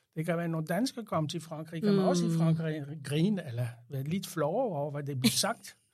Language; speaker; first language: Danish; non-native, fluent; French